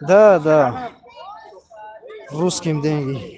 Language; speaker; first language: Russian; non-native, learner; Tajik